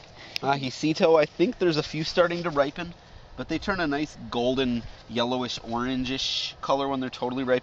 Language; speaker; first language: English; native; English